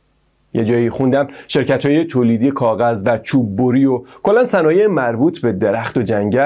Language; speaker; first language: Persian; native; Persian